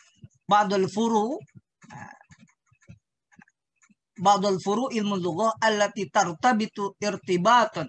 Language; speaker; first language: Arabic; non-native, learner; Indonesian